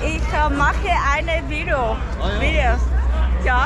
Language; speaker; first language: German; non-native, learner; Vietnamese